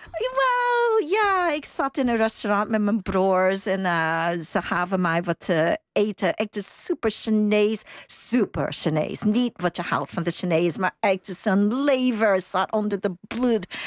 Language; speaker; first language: Dutch; non-native, fluent; Cantonese